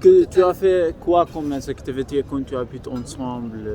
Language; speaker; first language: French; non-native, learner; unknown